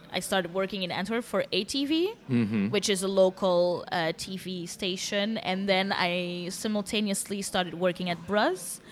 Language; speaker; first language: English; non-native, fluent; Dutch